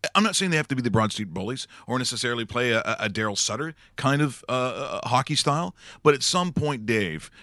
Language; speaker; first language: English; native; English